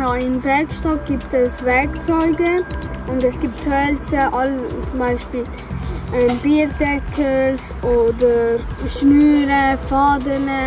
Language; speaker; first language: German; early bilingual, other home language; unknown